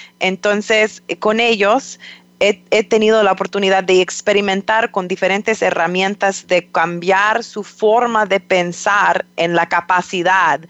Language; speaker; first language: Spanish; non-native, fluent; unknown